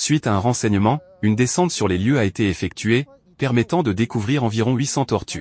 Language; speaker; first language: French; non-native, local second language; Malagasy